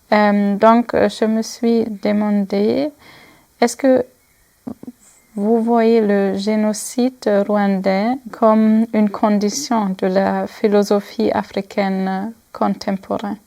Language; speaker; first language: French; non-native, fluent; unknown